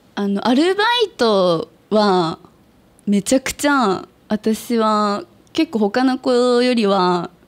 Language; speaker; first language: Japanese; native; Japanese